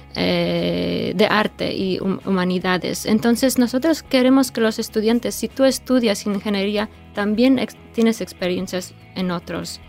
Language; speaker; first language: Spanish; non-native, fluent; Polish